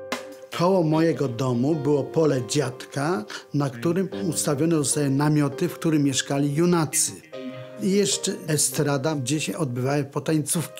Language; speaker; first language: Polish; native; Polish